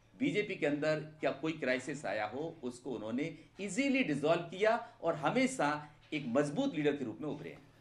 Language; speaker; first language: Hindi; native; Hindi